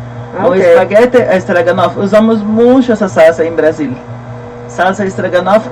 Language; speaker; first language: Portuguese; non-native, learner; Spanish